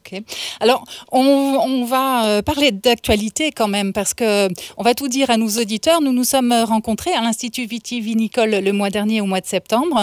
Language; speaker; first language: French; native; French